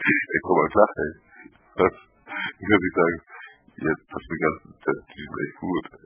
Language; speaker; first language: German; native; German